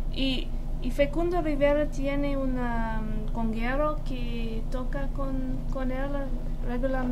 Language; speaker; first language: Spanish; non-native, learner; English